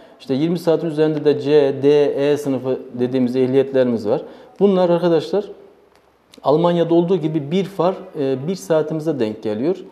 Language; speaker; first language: Turkish; early bilingual, heritage; Turkish